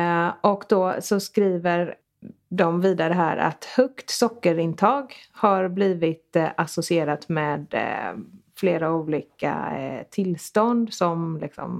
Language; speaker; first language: Swedish; native; Swedish